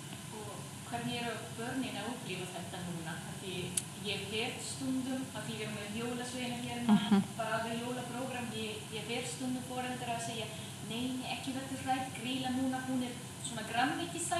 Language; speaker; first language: Icelandic; non-native, fluent; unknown